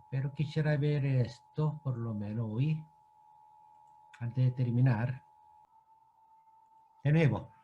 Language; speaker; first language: Spanish; non-native, fluent; Korean